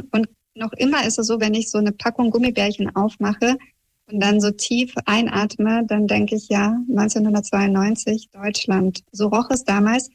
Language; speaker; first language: German; early bilingual, other home language; Russian